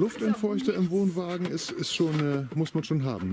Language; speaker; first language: German; native; German